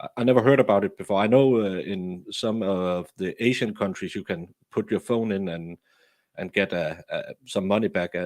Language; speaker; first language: English; non-native, fluent; Danish